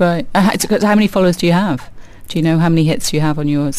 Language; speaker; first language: English; native; English